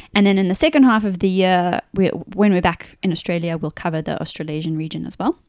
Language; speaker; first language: English; native; English